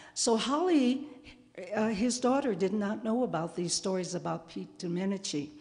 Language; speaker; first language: English; native; English